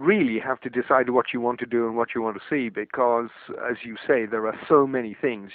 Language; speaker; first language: English; non-native, local second language; Welsh